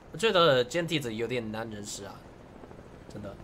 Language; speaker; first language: Chinese; non-native, fluent; English